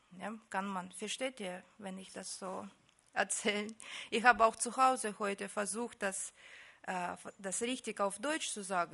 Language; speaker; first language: German; non-native, fluent; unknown